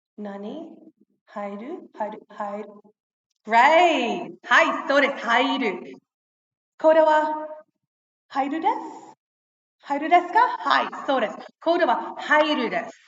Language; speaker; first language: Japanese; non-native, learner; English